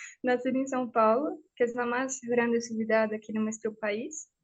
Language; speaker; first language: Spanish; non-native, learner; Portuguese